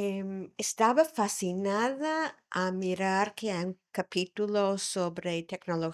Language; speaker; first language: Spanish; non-native, fluent; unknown